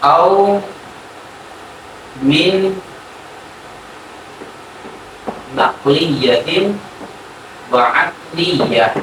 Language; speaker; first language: Arabic; non-native, fluent; Indonesian